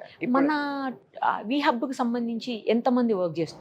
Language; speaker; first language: Telugu; native; Telugu